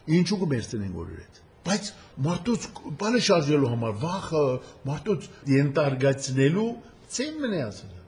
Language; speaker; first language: Armenian; early bilingual, heritage; Armenian